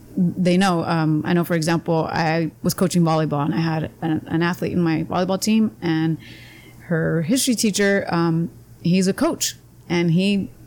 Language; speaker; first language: English; native; English